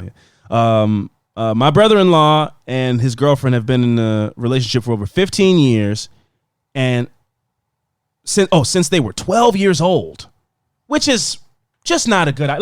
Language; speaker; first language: English; native; English